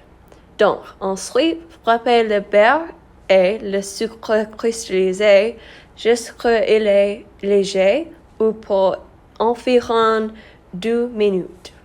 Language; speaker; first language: French; non-native, learner; English